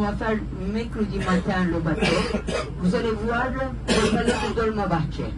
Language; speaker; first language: French; non-native, fluent; Turkish